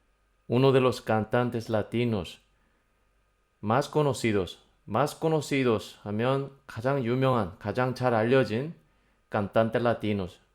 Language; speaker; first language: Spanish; non-native, fluent; Korean